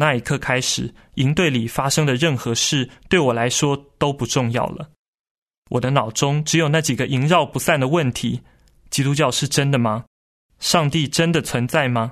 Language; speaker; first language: Chinese; native; Chinese